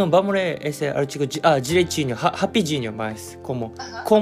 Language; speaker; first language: Portuguese; non-native, learner; Japanese